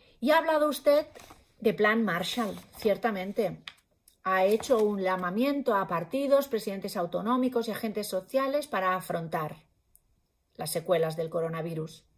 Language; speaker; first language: Spanish; non-native, local second language; Catalan